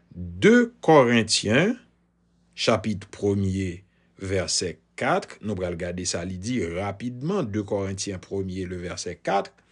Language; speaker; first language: French; non-native, local second language; Haitian Creole